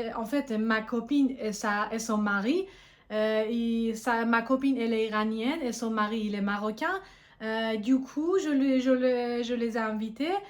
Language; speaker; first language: French; non-native, fluent; Persian